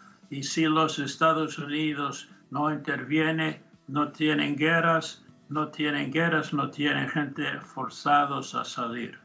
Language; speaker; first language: Spanish; non-native, fluent; English